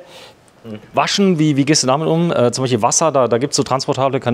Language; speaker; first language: German; native; German